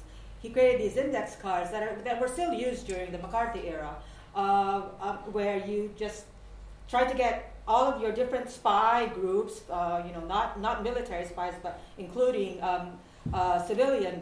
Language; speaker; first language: English; non-native, local second language; Waray